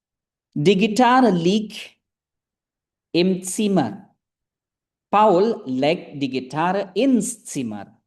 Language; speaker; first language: German; non-native, fluent; Indonesian